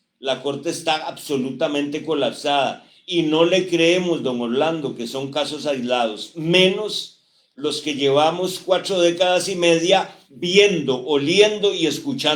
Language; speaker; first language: Spanish; native; Spanish